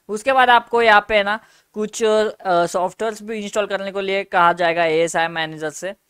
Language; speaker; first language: Hindi; native; Hindi